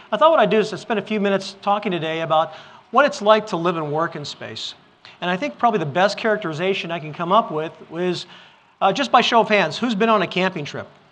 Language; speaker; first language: English; native; English